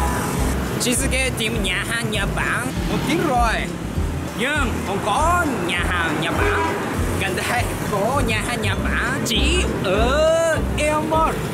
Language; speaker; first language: Vietnamese; non-native, learner; Japanese